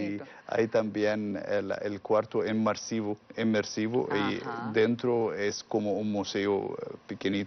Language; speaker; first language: Spanish; non-native, learner; Arabic